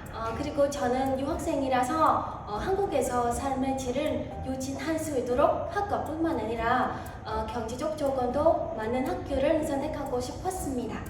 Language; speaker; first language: Korean; non-native, fluent; Vietnamese